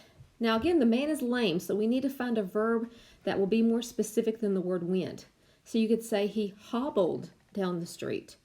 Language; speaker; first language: English; native; English